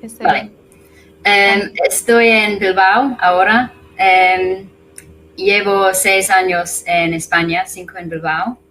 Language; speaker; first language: Spanish; non-native, fluent; English